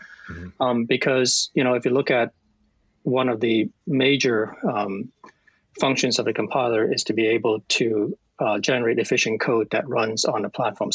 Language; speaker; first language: English; non-native, local second language; Cantonese